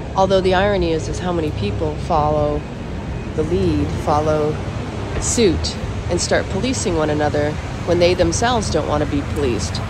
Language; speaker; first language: English; native; English